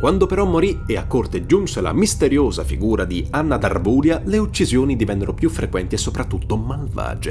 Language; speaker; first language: Italian; native; Italian